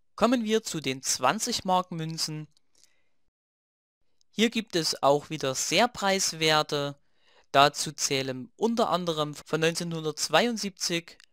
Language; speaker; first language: German; native; German